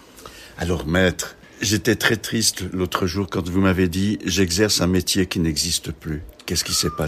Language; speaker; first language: French; native; French